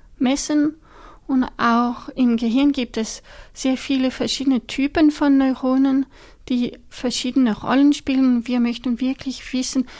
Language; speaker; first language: German; non-native, local second language; French